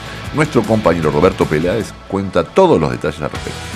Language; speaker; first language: Spanish; native; Spanish